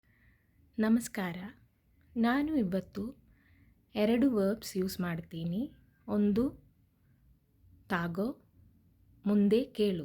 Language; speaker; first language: Kannada; non-native, learner; Malayalam